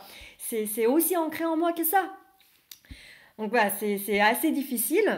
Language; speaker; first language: French; early bilingual, other home language; Vietnamese